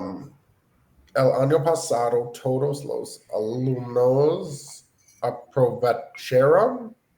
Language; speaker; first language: Spanish; non-native, learner; English